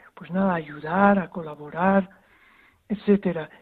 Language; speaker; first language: Spanish; native; Spanish